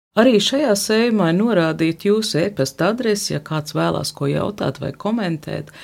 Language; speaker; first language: Latvian; native; Latvian